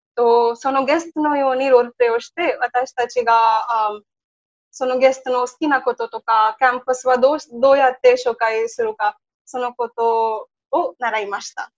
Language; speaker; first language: Japanese; non-native, learner; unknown